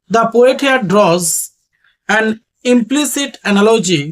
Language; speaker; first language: English; non-native, local second language; Bangla